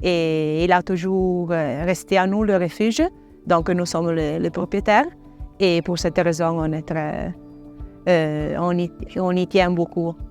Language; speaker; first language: French; non-native, local second language; Italian